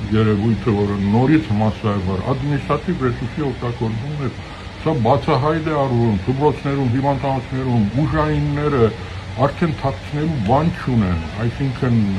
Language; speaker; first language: Armenian; early bilingual, heritage; Armenian